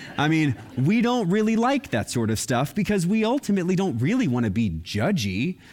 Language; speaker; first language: English; native; English